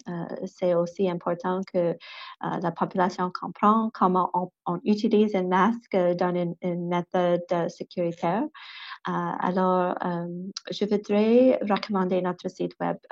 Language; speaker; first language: French; non-native, local second language; English